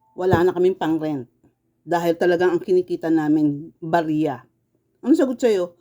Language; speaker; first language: Filipino; native; Filipino